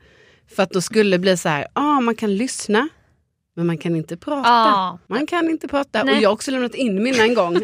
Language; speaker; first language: Swedish; native; Swedish